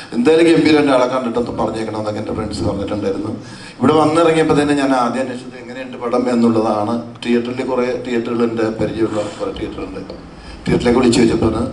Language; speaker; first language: Malayalam; native; Malayalam